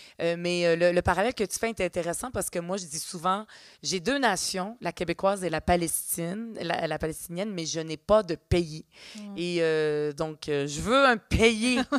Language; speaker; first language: French; early bilingual, other home language; Arabic